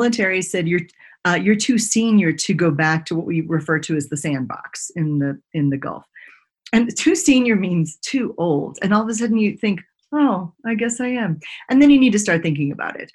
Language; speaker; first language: English; native; English